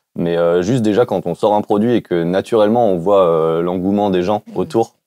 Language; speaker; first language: French; native; French